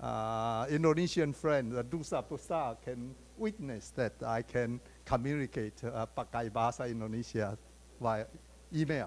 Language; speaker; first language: English; non-native, fluent; Chinese